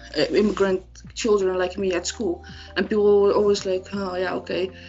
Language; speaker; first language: English; non-native, fluent; Somali